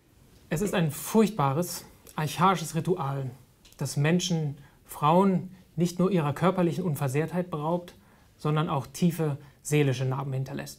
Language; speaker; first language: German; native; German